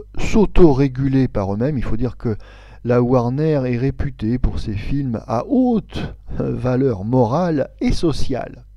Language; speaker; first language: French; native; French